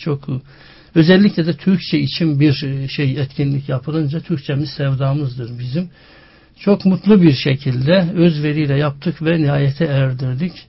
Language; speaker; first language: Turkish; native; Turkish